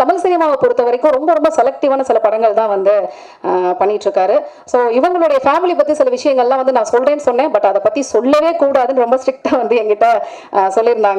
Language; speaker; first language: Tamil; native; Tamil